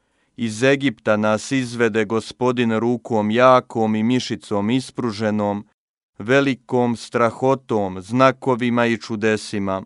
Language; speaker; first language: Croatian; native; Croatian